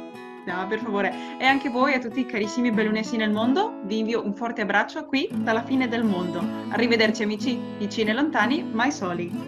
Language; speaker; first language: Italian; non-native, fluent; Spanish